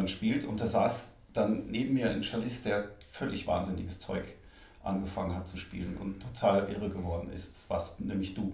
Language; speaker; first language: German; native; German